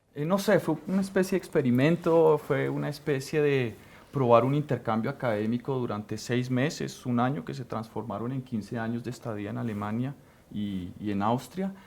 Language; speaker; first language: Spanish; native; Spanish